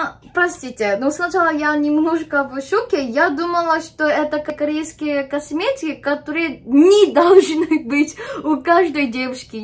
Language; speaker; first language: Russian; non-native, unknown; Korean